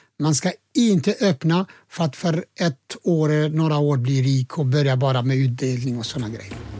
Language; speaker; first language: Swedish; non-native, fluent; Albanian